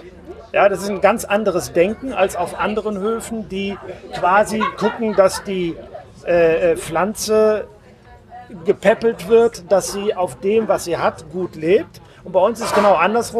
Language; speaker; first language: German; native; German